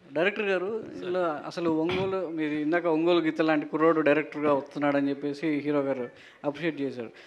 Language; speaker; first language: Telugu; native; Telugu